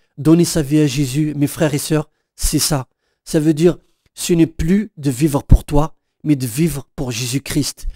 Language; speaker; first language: French; non-native, local second language; Kabyle